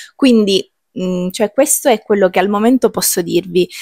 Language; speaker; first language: Italian; native; Italian